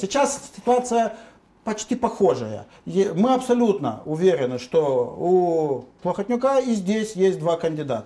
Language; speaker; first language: Russian; native; Russian